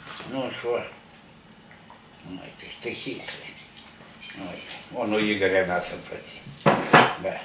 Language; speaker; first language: Russian; native; Russian